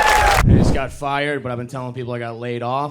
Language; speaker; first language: English; native; English